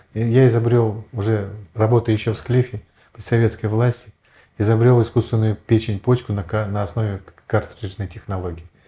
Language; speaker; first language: Russian; native; Russian